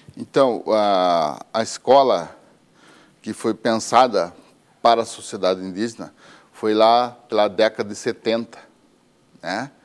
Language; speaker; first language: Portuguese; native; Portuguese